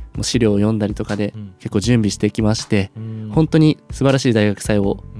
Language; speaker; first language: Japanese; native; Japanese